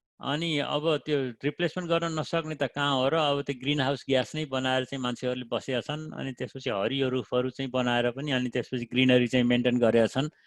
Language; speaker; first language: Nepali; native; Nepali